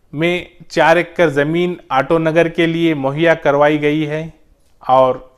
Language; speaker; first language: Hindi; non-native, local second language; Urdu